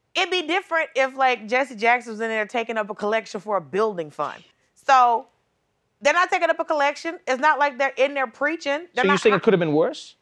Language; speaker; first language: English; native; English